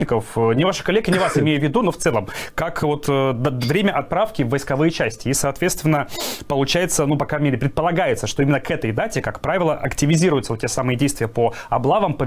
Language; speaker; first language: Russian; native; Russian